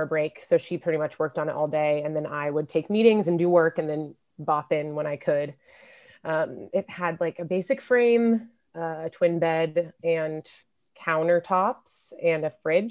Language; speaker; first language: English; native; English